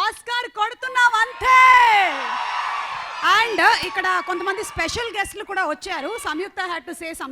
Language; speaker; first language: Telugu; native; Telugu